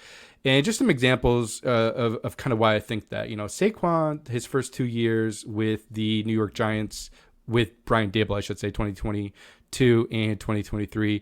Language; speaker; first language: English; native; English